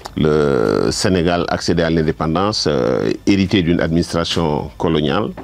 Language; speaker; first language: French; non-native, local second language; Wolof